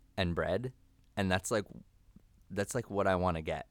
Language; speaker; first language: English; native; English